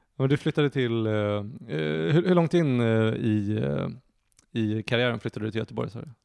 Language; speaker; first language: Swedish; native; Swedish